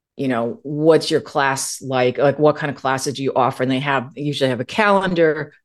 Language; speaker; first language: English; native; English